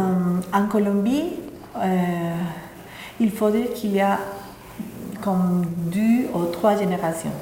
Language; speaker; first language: French; non-native, fluent; Spanish